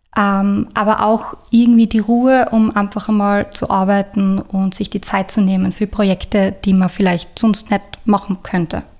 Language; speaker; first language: German; native; German